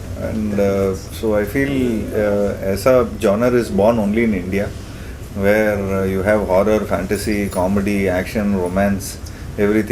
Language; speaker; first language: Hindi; non-native, local second language; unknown